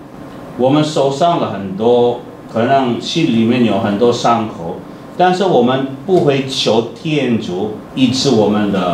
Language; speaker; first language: Chinese; non-native, fluent; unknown